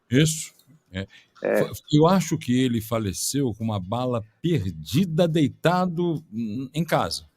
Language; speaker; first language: Portuguese; native; Portuguese